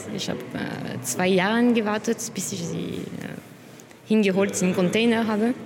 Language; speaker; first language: German; non-native, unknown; French